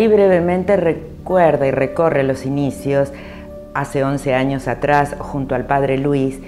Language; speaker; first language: Spanish; native; Spanish